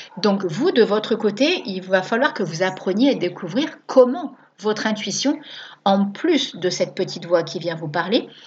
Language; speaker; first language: French; native; French